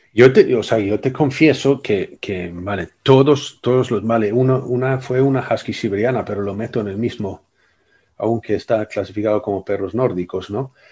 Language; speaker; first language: Spanish; non-native, fluent; Swedish